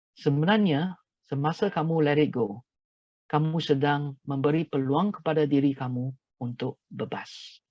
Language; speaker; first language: Malay; non-native, local second language; Chinese